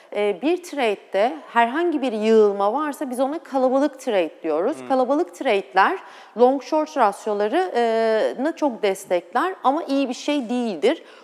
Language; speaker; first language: Turkish; native; Turkish